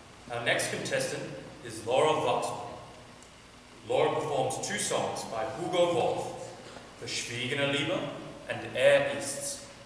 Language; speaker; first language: English; native; English